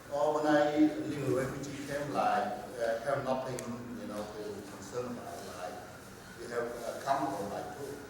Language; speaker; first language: English; non-native, learner; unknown